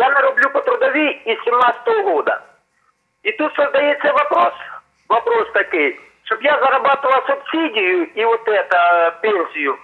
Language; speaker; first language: Ukrainian; non-native, local second language; Russian